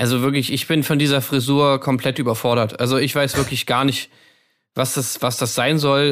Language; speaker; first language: German; native; German